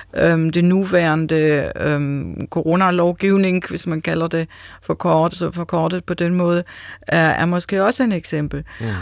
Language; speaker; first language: Danish; non-native, fluent; German